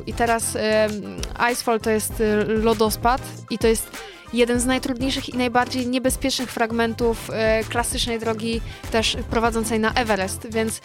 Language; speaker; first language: Polish; native; Polish